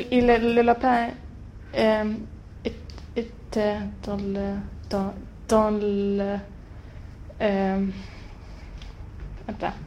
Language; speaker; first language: French; non-native, learner; Swedish